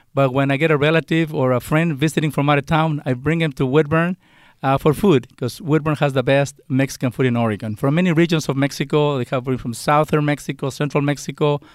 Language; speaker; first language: English; non-native, fluent; Spanish